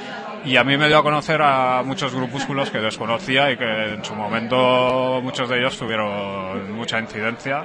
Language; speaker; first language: Spanish; native; Spanish